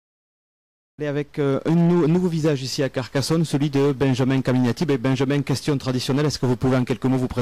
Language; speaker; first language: French; native; French